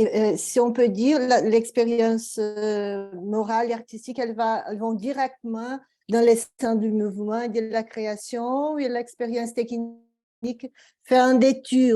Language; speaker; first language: French; non-native, fluent; Portuguese